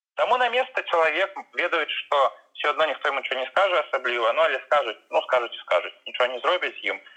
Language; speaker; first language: Belarusian; native; Belarusian